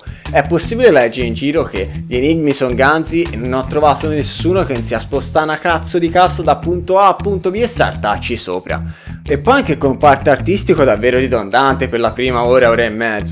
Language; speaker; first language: Italian; native; Italian